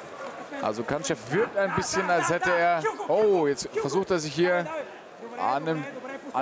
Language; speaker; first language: German; native; German